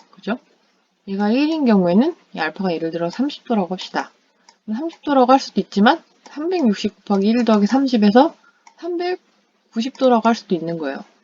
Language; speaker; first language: Korean; non-native, fluent; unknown